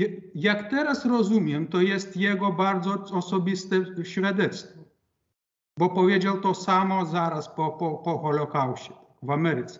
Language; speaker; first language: Polish; non-native, fluent; Lithuanian